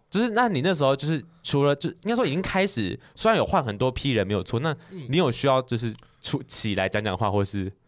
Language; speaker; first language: Chinese; native; Chinese